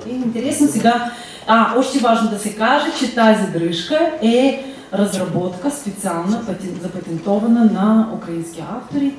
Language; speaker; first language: Bulgarian; early bilingual, heritage; Bulgarian